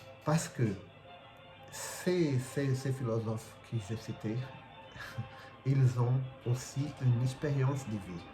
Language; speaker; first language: French; non-native, fluent; Portuguese